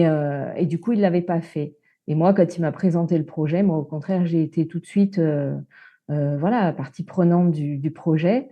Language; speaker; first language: French; native; French